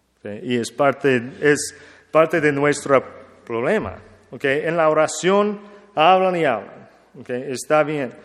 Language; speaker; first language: Spanish; non-native, learner; English